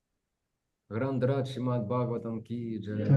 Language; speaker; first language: Russian; native; Russian